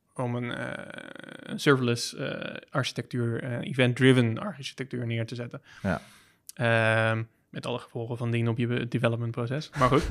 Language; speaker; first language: Dutch; native; Dutch